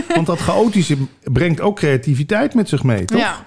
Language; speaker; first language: Dutch; native; Dutch